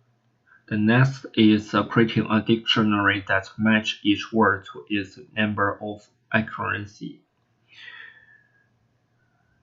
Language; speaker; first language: English; non-native, learner; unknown